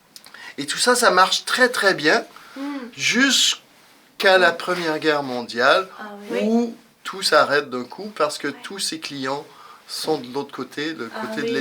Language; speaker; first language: French; native; French